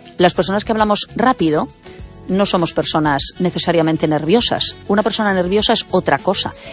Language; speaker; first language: Spanish; native; Spanish